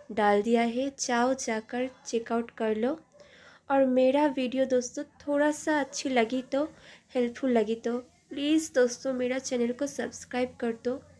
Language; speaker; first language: Hindi; non-native, local second language; Bangla